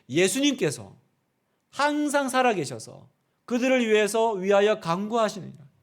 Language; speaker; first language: Korean; native; Korean